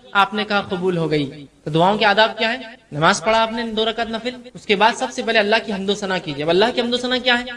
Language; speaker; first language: Urdu; native; Urdu